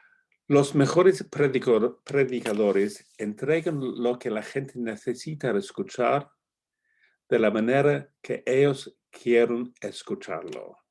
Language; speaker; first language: Spanish; non-native, fluent; English